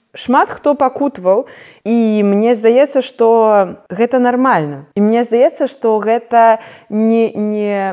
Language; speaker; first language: Belarusian; non-native, local second language; Russian